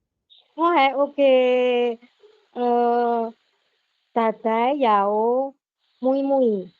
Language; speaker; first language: Cantonese; non-native, learner; Indonesian